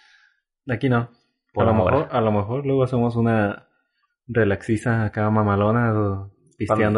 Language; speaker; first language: Spanish; native; Spanish